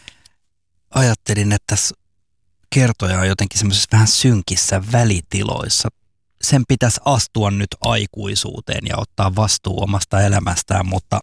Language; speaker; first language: Finnish; native; Finnish